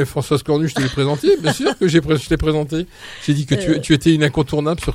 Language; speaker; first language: French; native; French